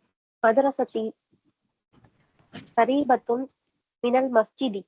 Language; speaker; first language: Arabic; non-native, learner; Tamil